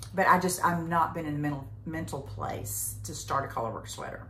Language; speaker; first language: English; native; English